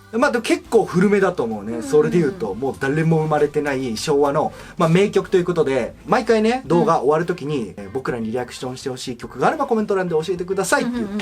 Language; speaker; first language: Japanese; native; Japanese